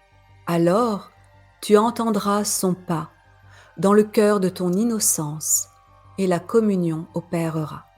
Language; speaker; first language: French; native; French